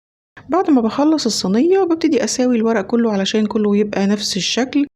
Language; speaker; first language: Arabic; native; Arabic